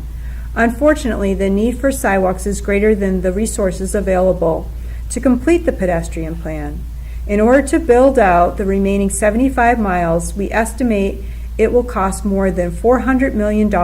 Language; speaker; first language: English; native; English